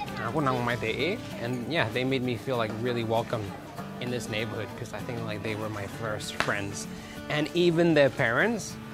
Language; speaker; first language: English; early bilingual, other home language; Javanese